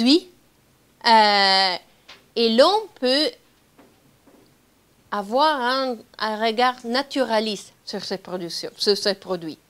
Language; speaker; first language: French; non-native, fluent; Italian